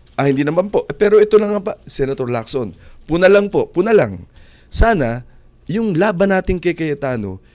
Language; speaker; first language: Filipino; native; Filipino